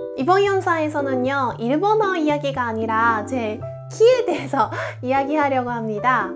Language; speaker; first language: Korean; non-native, fluent; Japanese